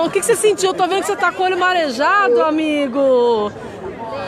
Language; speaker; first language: Portuguese; native; Portuguese